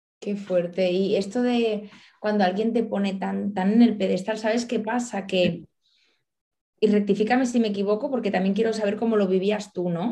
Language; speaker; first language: Spanish; native; Spanish